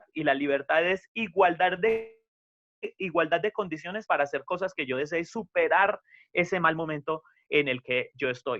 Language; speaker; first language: Spanish; native; Spanish